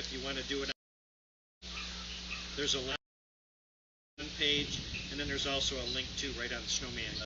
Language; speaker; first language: English; native; English